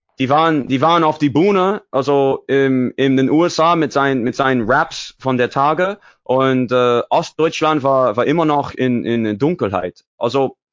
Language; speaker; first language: German; non-native, learner; English